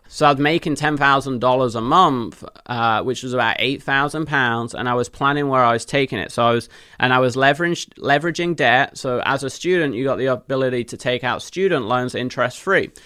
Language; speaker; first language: English; native; English